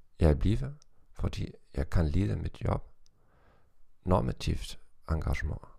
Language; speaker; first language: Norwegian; non-native, learner; German